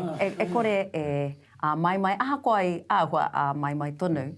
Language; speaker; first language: Māori; non-native, local second language; English